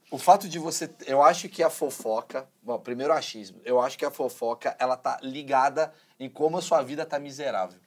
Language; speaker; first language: Portuguese; native; Portuguese